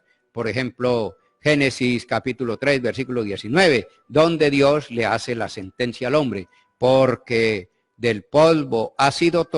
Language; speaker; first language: Spanish; native; Spanish